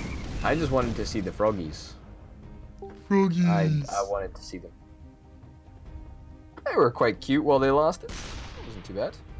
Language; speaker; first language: English; native; English